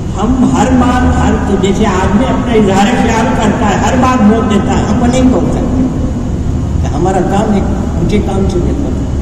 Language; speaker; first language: Urdu; non-native, local second language; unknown